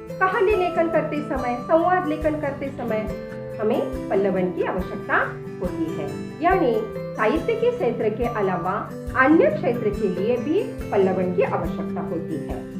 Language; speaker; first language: Hindi; non-native, local second language; Marathi